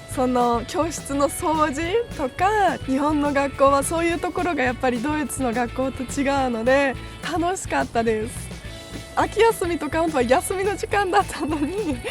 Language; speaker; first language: Japanese; early bilingual, heritage; German